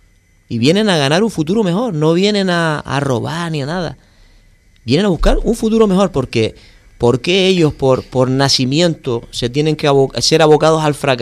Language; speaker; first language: Spanish; native; Spanish